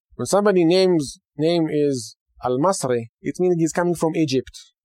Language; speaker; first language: English; non-native, fluent; Hebrew